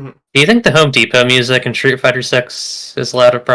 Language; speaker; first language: English; native; English